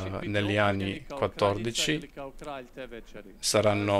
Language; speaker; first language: Italian; non-native, fluent; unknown